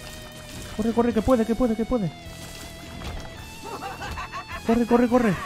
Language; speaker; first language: Spanish; native; Spanish